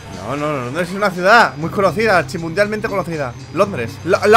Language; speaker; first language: Spanish; native; Spanish